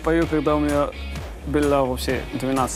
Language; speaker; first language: Russian; non-native, learner; Arabic